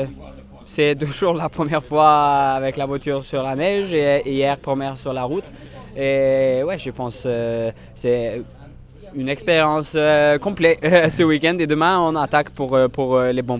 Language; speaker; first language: French; non-native, learner; Swedish